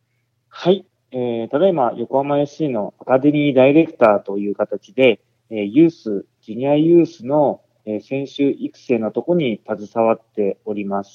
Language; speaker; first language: Japanese; native; Japanese